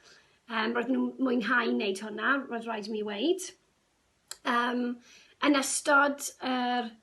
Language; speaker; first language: Welsh; non-native, local second language; English